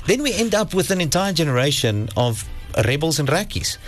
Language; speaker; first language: English; non-native, local second language; Afrikaans